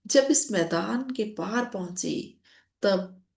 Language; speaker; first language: Hindi; non-native, local second language; Punjabi